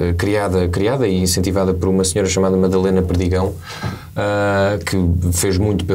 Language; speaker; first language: Portuguese; native; Portuguese